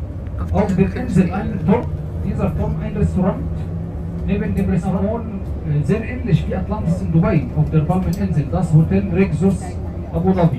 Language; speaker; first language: German; non-native, fluent; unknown